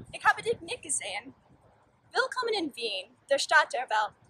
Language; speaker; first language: German; non-native, learner; English